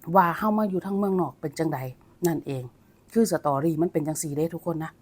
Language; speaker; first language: Thai; native; Thai